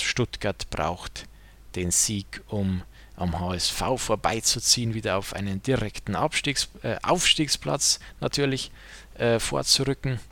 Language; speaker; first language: German; native; German